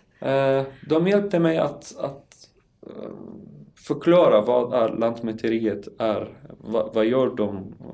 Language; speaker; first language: Swedish; non-native, learner; Arabic